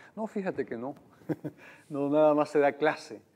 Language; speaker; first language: Spanish; native; Spanish